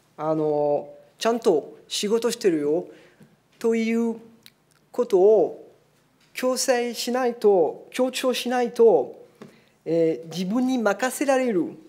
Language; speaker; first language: Japanese; non-native, fluent; French